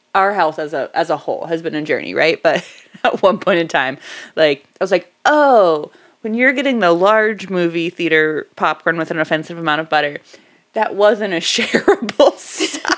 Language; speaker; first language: English; native; English